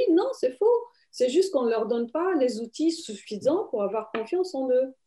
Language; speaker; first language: French; non-native, fluent; Romanian